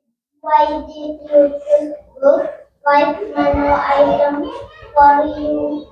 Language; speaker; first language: English; non-native, learner; Indonesian